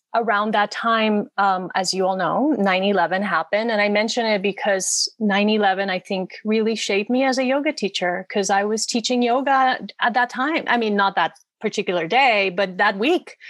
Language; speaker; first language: English; non-native, fluent; Spanish